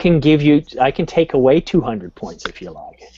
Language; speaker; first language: English; native; English